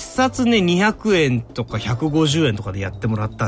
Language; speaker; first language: Japanese; native; Japanese